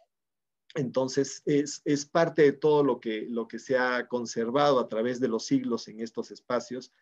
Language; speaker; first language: Spanish; native; Spanish